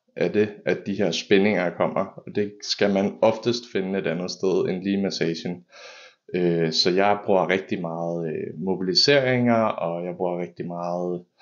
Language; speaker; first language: Danish; native; Danish